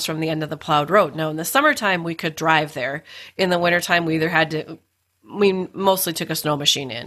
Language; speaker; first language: English; native; English